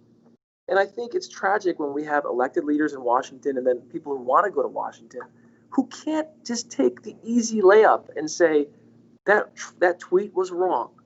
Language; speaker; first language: English; native; English